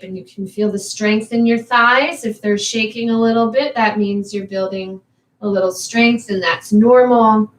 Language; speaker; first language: English; native; English